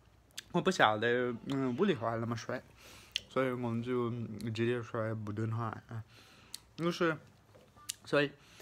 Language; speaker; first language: Chinese; non-native, fluent; English